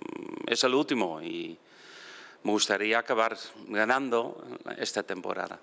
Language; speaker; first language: Spanish; non-native, fluent; Dutch